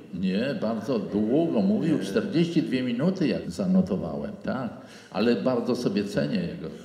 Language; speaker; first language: Polish; native; Polish